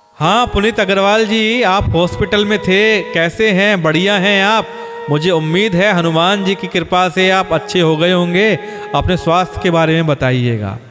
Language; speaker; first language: Hindi; native; Hindi